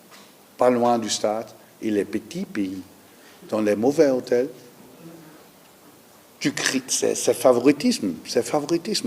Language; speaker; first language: French; non-native, learner; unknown